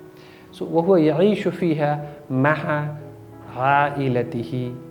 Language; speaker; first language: Arabic; non-native, fluent; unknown